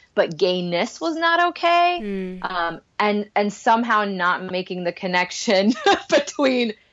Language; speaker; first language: English; non-native, fluent; Spanish